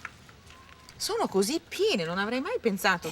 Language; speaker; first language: Italian; early bilingual, heritage; Italian